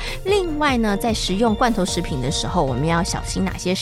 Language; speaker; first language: Chinese; native; Chinese